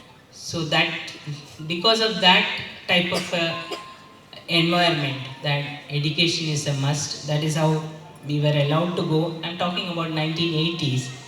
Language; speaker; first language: English; non-native, local second language; Malayalam